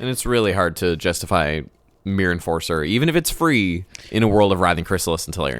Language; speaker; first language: English; native; English